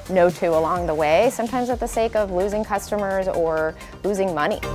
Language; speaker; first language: English; early bilingual, other home language; Spanish